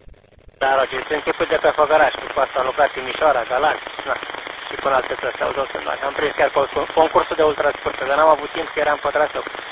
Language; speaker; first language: Romanian; native; Romanian